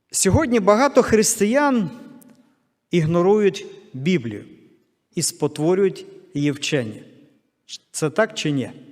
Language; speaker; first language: Ukrainian; non-native, local second language; Russian